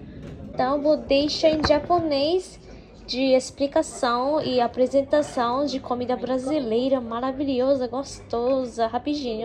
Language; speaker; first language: Portuguese; non-native, learner; Japanese